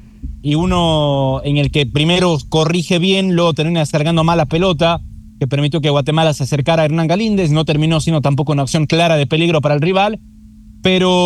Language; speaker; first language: Spanish; native; Spanish